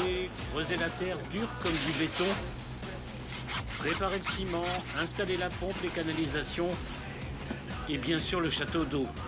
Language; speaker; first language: French; native; French